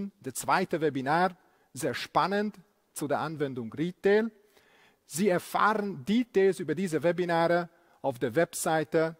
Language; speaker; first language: German; non-native, fluent; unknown